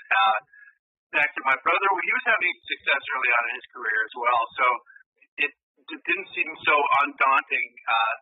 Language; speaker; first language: English; native; English